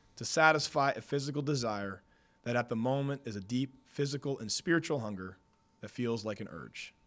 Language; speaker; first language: English; native; English